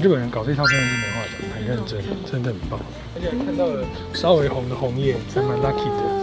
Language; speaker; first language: Chinese; native; Chinese